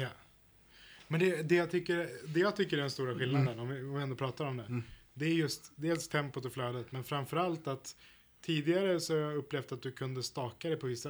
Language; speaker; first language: Swedish; native; Swedish